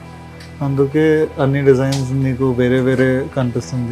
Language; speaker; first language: Telugu; non-native, local second language; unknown